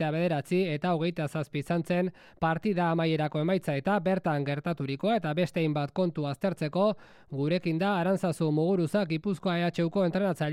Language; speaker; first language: Basque; native; Basque